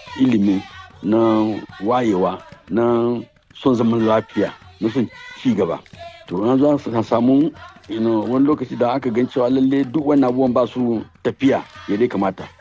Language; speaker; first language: Hausa; non-native, local second language; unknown